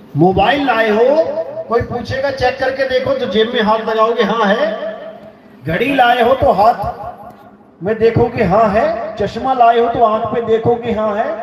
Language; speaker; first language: Hindi; native; Hindi